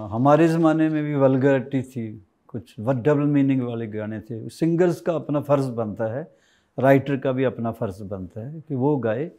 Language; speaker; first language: Hindi; native; Hindi